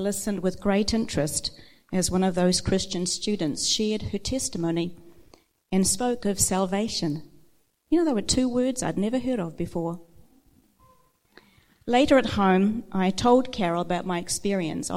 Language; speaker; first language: English; native; English